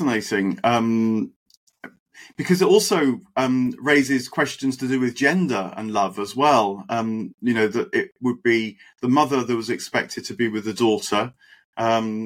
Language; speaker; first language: English; native; English